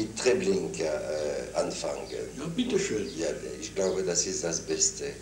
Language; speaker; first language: German; non-native, fluent; French